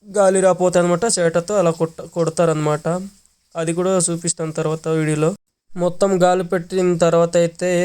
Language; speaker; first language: Telugu; non-native, local second language; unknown